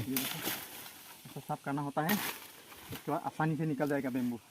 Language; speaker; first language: Hindi; non-native, local second language; Karbi